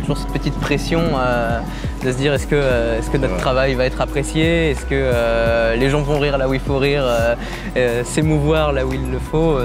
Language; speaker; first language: French; native; French